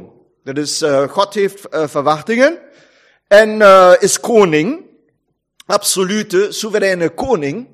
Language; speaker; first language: Dutch; non-native, fluent; German